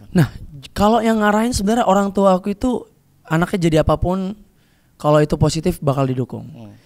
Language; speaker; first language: Indonesian; native; Indonesian